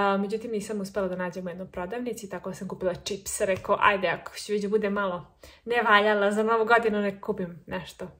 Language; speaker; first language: Serbian; early bilingual, heritage; Serbian